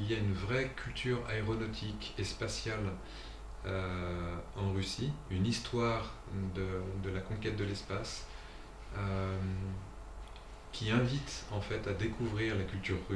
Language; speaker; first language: French; native; French